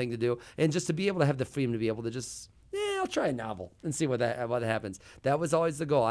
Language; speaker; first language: English; native; English